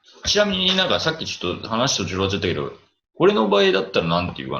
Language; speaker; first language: Japanese; native; Japanese